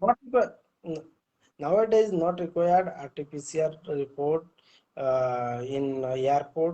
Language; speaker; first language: English; non-native, learner; Bangla